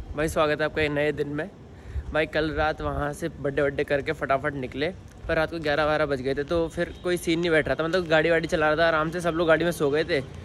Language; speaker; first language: Hindi; native; Hindi